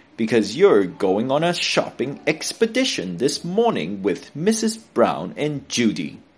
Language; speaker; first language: English; non-native, local second language; Cantonese